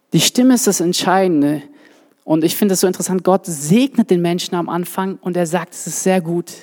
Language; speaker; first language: German; native; German